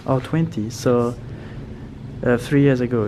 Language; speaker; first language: English; non-native, fluent; French